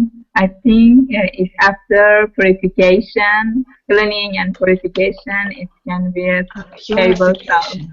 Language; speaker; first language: English; non-native, learner; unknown